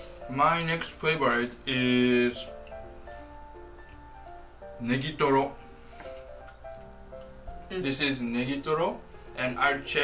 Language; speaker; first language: English; non-native, fluent; Japanese